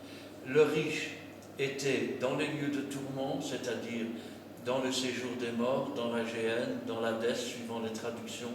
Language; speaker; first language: French; native; French